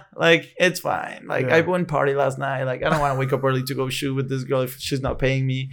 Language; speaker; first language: English; non-native, fluent; Spanish